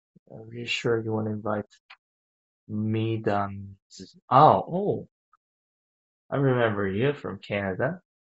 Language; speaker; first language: English; non-native, fluent; Korean